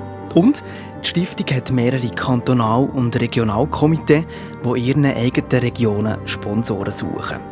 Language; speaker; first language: German; native; German